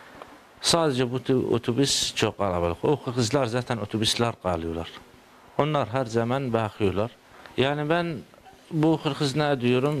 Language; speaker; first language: Turkish; non-native, learner; Arabic